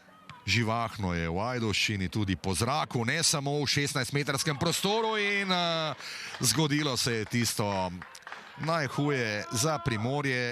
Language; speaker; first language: Slovenian; native; Slovenian